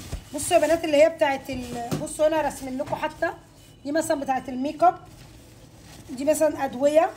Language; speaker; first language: Arabic; native; Arabic